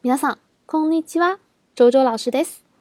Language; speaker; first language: Japanese; non-native, fluent; Chinese